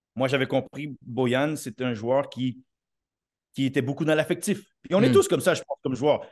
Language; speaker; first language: French; native; French